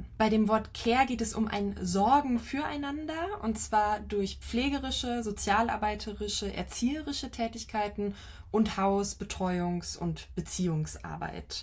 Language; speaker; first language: German; native; German